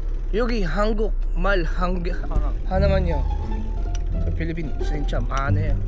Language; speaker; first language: Korean; non-native, learner; Filipino